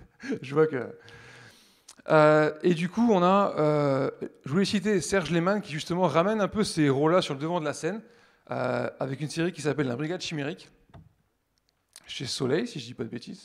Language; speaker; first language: French; native; French